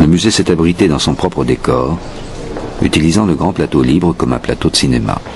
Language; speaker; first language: French; native; French